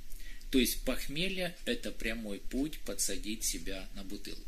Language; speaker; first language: Russian; native; Russian